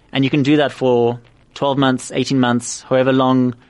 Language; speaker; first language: English; native; English